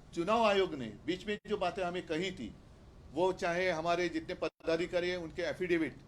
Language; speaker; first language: Hindi; non-native, local second language; Marathi